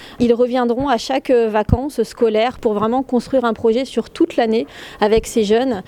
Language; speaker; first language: French; native; French